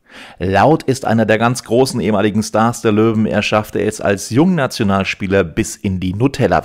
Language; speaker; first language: German; native; German